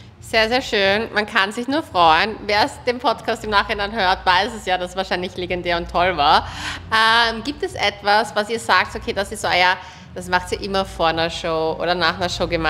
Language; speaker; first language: German; native; German